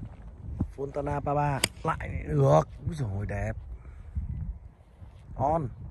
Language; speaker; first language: Vietnamese; native; Vietnamese